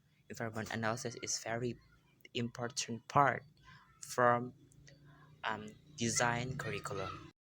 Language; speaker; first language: English; non-native, learner; Indonesian